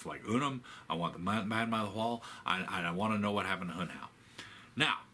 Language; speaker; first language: English; native; English